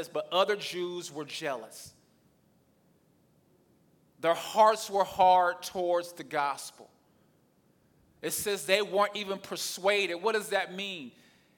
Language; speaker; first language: English; native; English